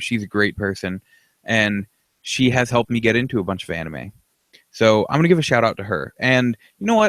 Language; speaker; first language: English; native; English